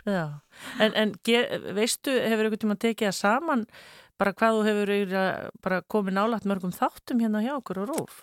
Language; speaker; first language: Icelandic; native; Icelandic